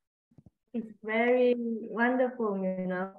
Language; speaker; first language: English; non-native, learner; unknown